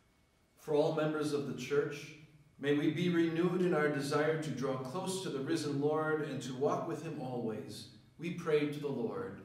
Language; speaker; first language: English; native; English